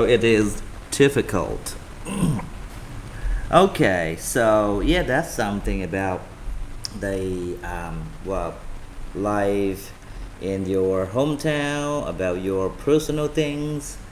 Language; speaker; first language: English; non-native, fluent; Vietnamese